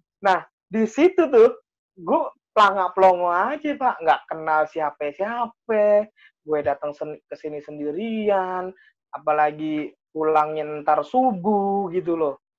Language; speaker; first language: Indonesian; native; Indonesian